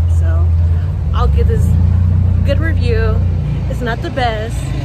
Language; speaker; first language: English; early bilingual, other home language; Spanish